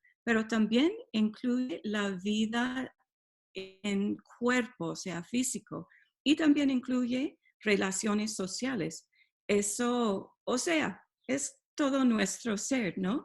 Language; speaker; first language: Spanish; non-native, fluent; English